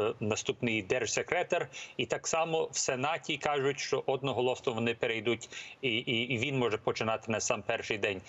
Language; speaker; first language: Ukrainian; early bilingual, heritage; English